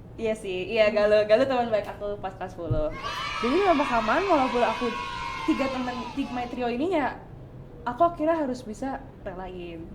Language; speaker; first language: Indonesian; non-native, local second language; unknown